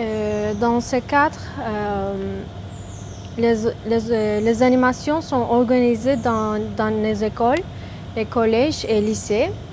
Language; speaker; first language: French; non-native, fluent; Turkish